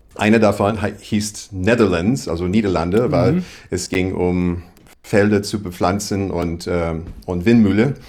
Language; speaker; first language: German; non-native, fluent; English